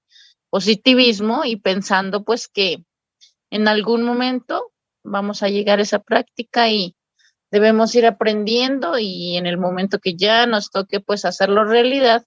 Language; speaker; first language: Spanish; native; Spanish